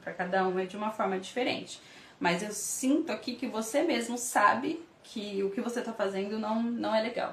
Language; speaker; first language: Portuguese; native; Portuguese